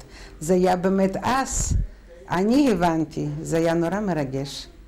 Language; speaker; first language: Hebrew; non-native, fluent; Russian